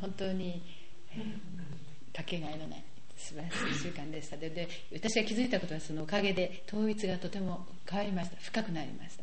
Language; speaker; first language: Japanese; native; Japanese